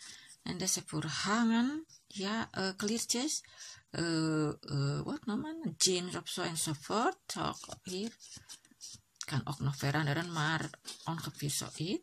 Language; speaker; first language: Dutch; non-native, learner; Indonesian